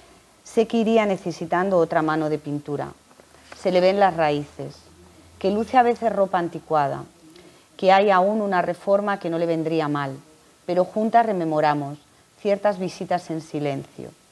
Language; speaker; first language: Spanish; native; Spanish